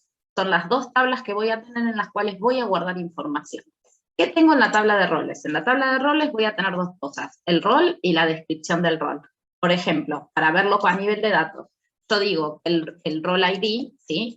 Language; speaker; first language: Spanish; native; Spanish